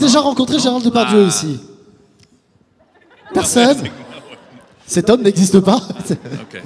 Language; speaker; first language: French; native; French